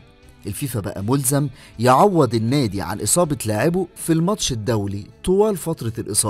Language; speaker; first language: Arabic; native; Arabic